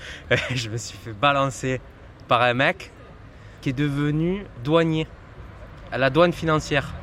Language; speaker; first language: French; native; French